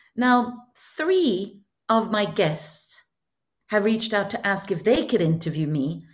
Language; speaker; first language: English; non-native, fluent; Norwegian